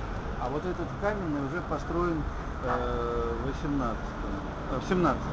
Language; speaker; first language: Russian; native; Russian